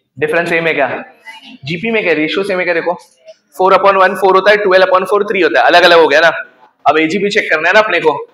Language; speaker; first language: Hindi; native; Hindi